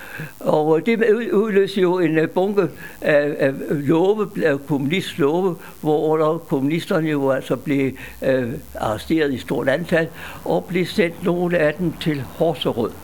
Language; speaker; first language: Danish; native; Danish